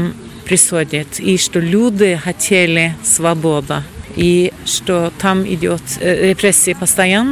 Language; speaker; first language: Russian; non-native, fluent; Norwegian